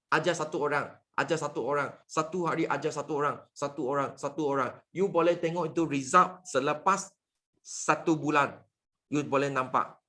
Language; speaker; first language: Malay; non-native, local second language; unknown